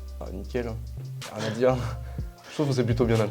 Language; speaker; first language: French; native; French